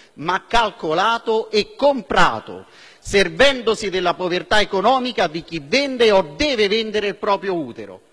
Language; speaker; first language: Italian; native; Italian